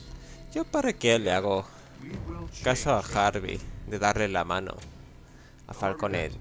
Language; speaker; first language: Spanish; native; Spanish